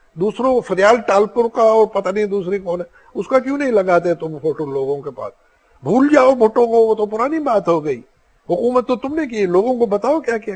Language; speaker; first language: Urdu; non-native, local second language; Sindhi